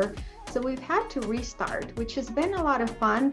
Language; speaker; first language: English; non-native, fluent; Spanish